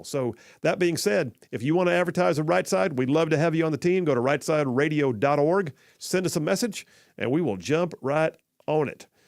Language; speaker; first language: English; native; English